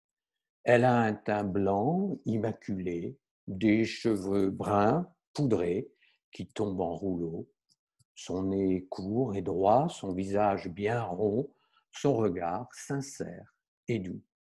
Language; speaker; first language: French; native; French